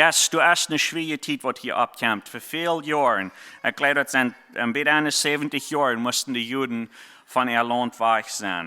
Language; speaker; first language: German; non-native, learner; Plautdietsch